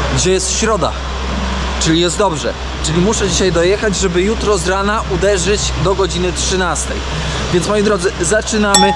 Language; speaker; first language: Polish; native; Polish